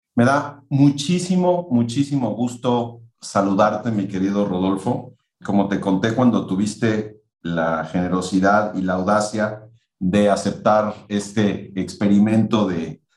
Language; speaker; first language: Spanish; native; Spanish